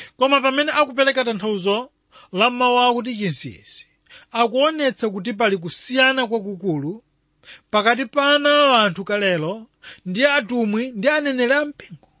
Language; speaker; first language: Nyanja; non-native, local second language; Tumbuka